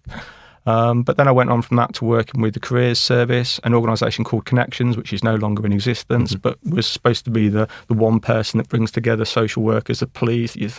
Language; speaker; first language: English; native; English